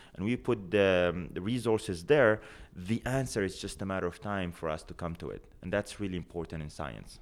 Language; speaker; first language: English; non-native, fluent; Arabic